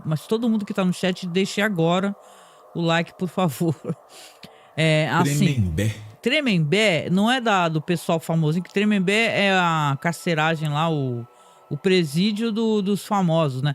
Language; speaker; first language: Portuguese; native; Portuguese